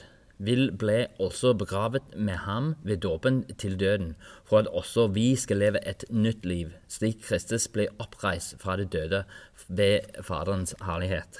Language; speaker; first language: Norwegian; non-native, fluent; English